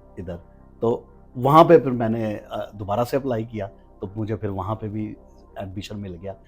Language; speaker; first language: Urdu; non-native, local second language; Punjabi